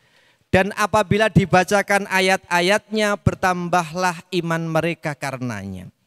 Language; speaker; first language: Indonesian; native; Indonesian